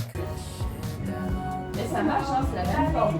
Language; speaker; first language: French; native; French